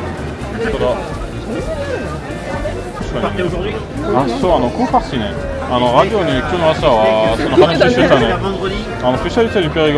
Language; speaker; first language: Japanese; non-native, fluent; French